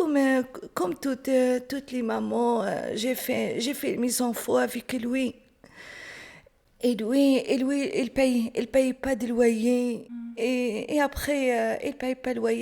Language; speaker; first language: French; non-native, learner; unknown